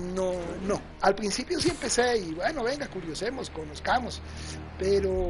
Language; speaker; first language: Spanish; native; Spanish